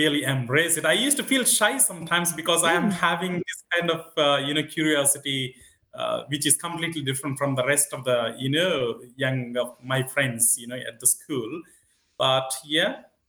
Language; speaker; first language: English; non-native, local second language; Telugu